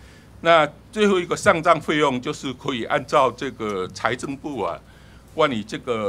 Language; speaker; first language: Chinese; native; Chinese